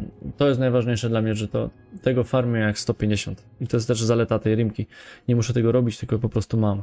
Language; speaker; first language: Polish; native; Polish